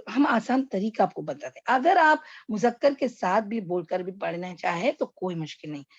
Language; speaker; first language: Urdu; native; Urdu